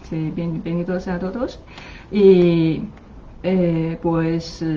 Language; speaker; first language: Spanish; non-native, learner; Chinese